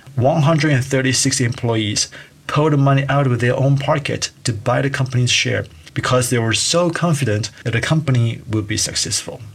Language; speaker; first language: English; non-native, fluent; Chinese